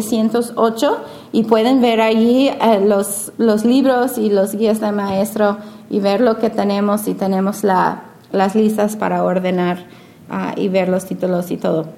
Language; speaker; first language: Spanish; non-native, fluent; English